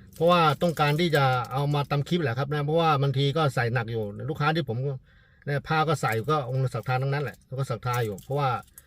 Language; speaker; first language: Thai; non-native, fluent; Chinese